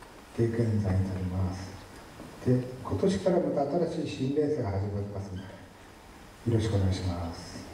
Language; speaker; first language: Japanese; native; Japanese